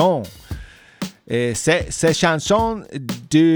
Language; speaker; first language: French; non-native, learner; Spanish